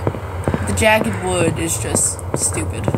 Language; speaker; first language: English; native; English